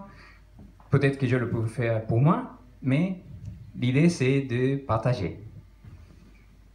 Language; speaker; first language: French; non-native, fluent; Spanish